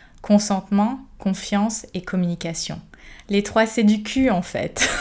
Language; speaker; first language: French; native; French